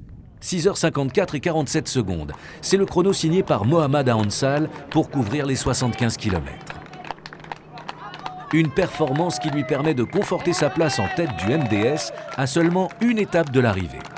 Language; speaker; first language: French; native; French